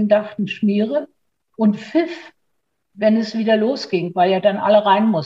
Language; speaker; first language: German; native; German